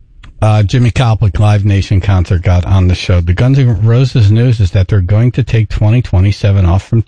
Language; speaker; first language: English; native; English